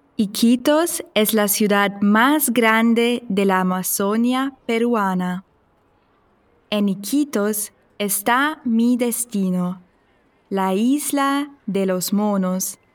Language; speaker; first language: Spanish; non-native, fluent; German